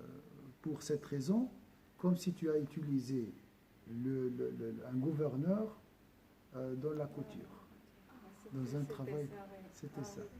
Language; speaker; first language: French; non-native, local second language; Arabic